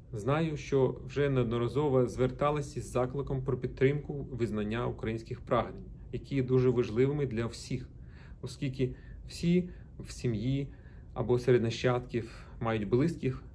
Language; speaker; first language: Ukrainian; native; Ukrainian